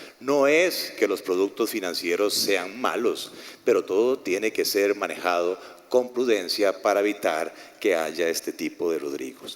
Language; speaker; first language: Spanish; native; Spanish